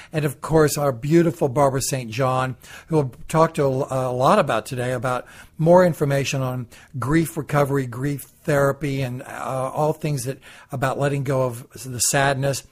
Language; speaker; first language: English; native; English